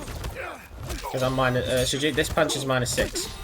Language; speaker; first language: English; native; English